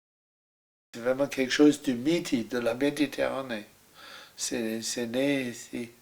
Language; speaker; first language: French; non-native, fluent; German